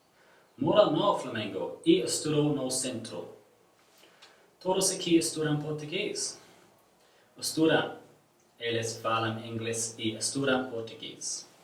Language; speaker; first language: Portuguese; non-native, learner; English